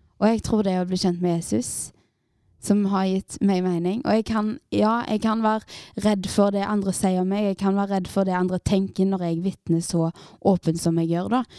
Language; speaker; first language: Norwegian; native; Norwegian